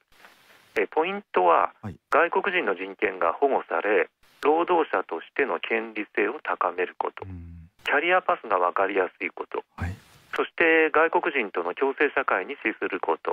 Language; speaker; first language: Japanese; native; Japanese